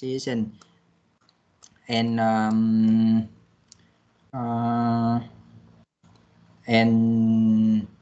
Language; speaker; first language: English; non-native, learner; Vietnamese